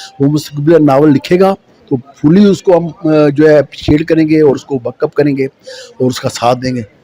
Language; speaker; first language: Urdu; non-native, local second language; Punjabi